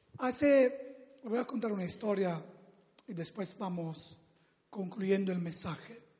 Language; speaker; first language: Spanish; non-native, fluent; Italian